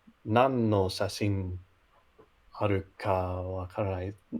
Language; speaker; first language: Japanese; non-native, learner; English